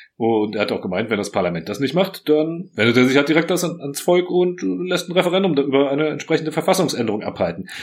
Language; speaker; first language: German; early bilingual, other home language; Croatian